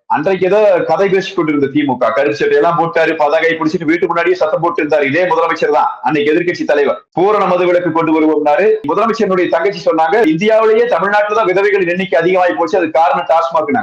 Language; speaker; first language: Tamil; native; Tamil